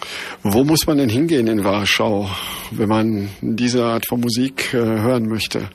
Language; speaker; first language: German; native; German